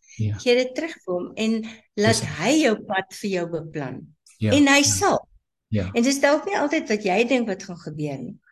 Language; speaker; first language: Afrikaans; native; Afrikaans